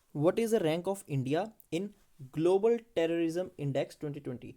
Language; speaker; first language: English; non-native, local second language; Punjabi